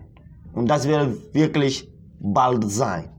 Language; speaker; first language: German; non-native, fluent; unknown